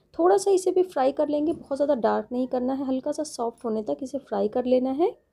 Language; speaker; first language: Hindi; native; Hindi